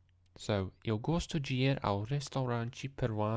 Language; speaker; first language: Portuguese; non-native, learner; English